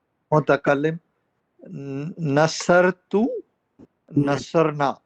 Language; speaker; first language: Arabic; non-native, learner; Urdu